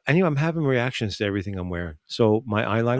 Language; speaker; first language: English; native; English